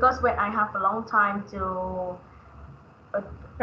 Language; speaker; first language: English; non-native, learner; Vietnamese